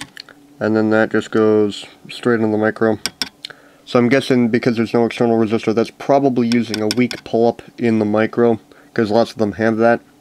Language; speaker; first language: English; native; English